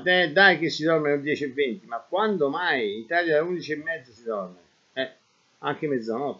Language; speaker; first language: Italian; native; Italian